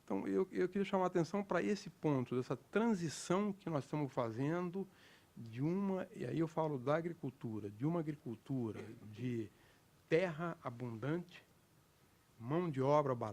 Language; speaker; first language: Portuguese; native; Portuguese